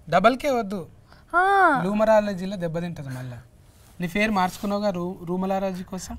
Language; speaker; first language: Telugu; native; Telugu